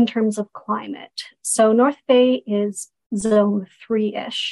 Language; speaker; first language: English; native; English